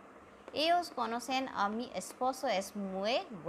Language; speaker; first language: Spanish; non-native, fluent; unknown